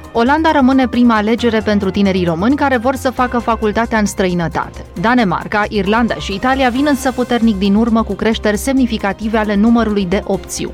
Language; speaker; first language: Romanian; native; Romanian